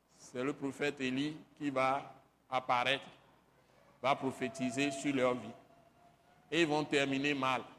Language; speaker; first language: French; non-native, local second language; Ewe